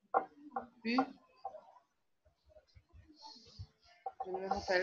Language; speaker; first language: French; non-native, learner; Portuguese